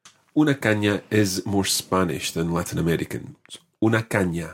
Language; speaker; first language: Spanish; non-native, fluent; English